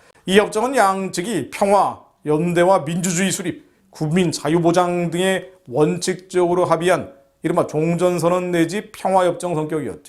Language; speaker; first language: Korean; native; Korean